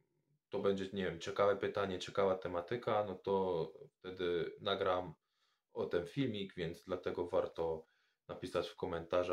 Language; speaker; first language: Polish; non-native, fluent; French